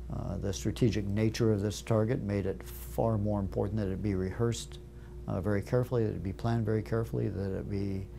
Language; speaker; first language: English; native; English